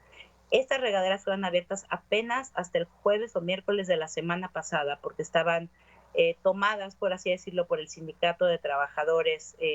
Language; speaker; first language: Spanish; native; Spanish